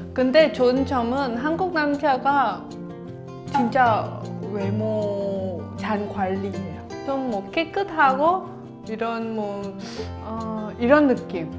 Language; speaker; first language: Korean; non-native, learner; Vietnamese